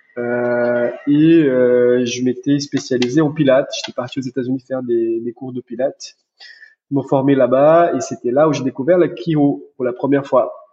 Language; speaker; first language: French; non-native, fluent; Portuguese